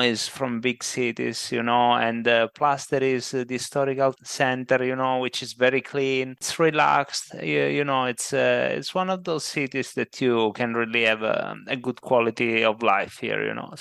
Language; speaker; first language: English; non-native, fluent; Italian